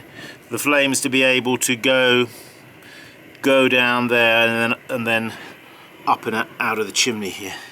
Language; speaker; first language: English; native; English